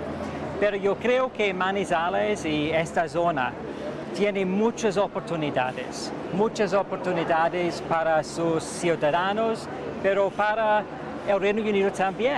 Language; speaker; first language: Spanish; non-native, fluent; English